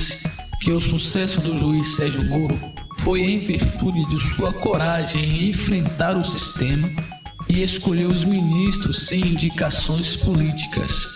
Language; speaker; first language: Portuguese; native; Portuguese